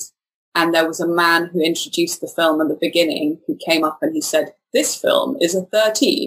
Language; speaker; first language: English; native; English